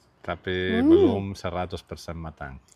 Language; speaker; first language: Indonesian; non-native, learner; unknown